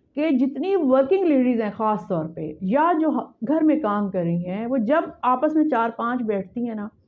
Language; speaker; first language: Urdu; native; Urdu